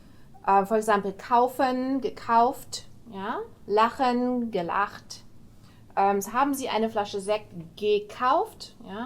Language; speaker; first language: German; non-native, fluent; English